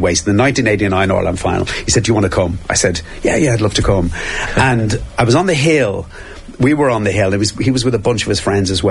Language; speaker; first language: English; native; English